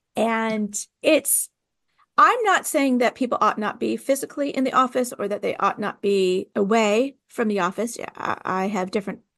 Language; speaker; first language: English; native; English